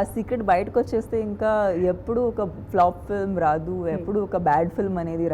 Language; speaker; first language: Telugu; non-native, fluent; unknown